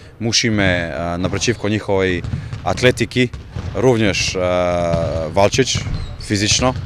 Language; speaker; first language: Polish; non-native, learner; Macedonian